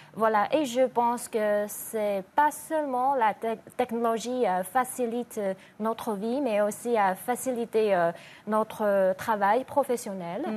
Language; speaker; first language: French; non-native, fluent; Chinese